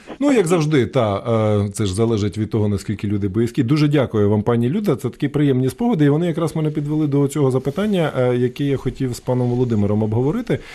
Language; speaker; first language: Ukrainian; native; Ukrainian